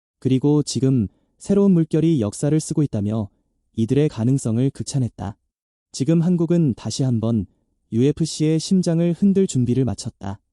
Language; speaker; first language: Korean; native; Korean